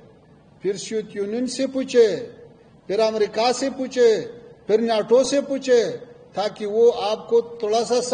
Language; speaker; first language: Hindi; non-native, fluent; Pashto